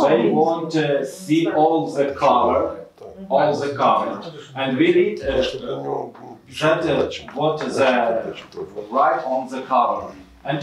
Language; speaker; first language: English; non-native, learner; Ukrainian